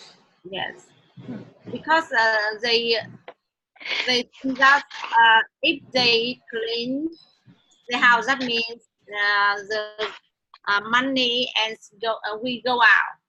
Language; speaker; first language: English; non-native, learner; Vietnamese